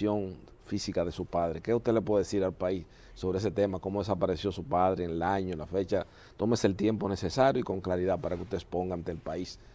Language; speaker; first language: Spanish; native; Spanish